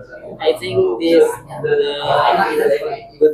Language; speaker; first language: English; non-native, learner; Indonesian